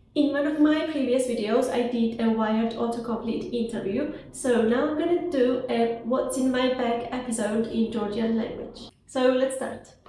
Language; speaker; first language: English; non-native, fluent; Georgian